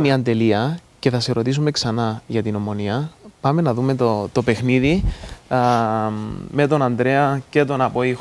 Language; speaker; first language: Greek; native; Greek